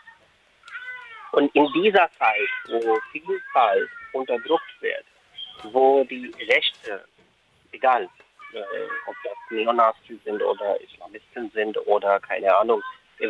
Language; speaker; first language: German; non-native, fluent; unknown